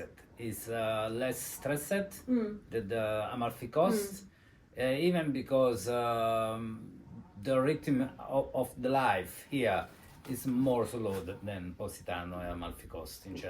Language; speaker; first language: English; non-native, learner; Italian